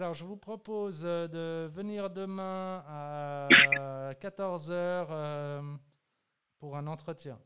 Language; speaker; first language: French; native; French